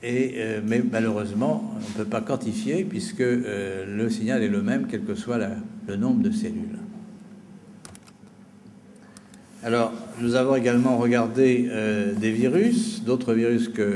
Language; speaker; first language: French; native; French